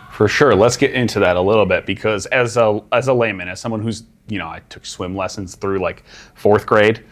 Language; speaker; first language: English; native; English